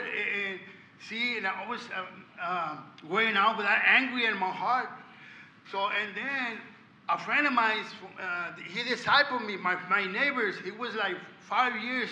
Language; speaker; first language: English; non-native, learner; Spanish